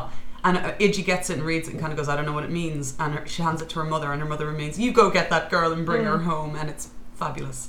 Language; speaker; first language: English; native; English